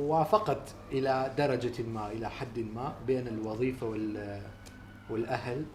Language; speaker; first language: Arabic; native; Arabic